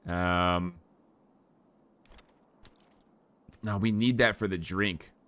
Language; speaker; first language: English; native; English